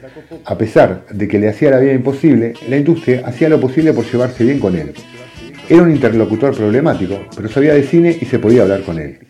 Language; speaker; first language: Spanish; native; Spanish